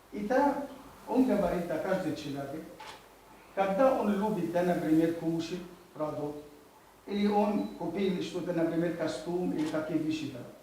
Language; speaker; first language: Russian; non-native, learner; Arabic